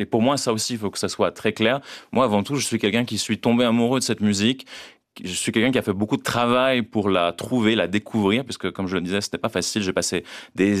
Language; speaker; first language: French; native; French